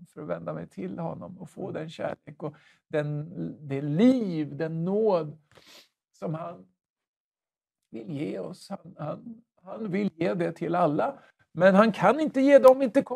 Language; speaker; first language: Swedish; native; Swedish